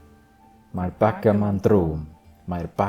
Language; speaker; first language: Welsh; non-native, learner; English